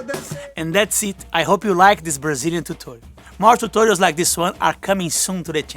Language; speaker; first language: English; non-native, fluent; Portuguese